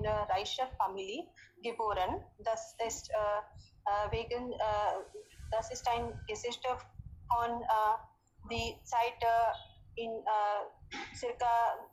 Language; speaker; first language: German; non-native, learner; Hindi